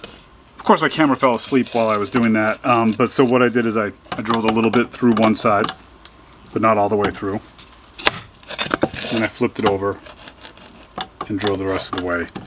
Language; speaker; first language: English; native; English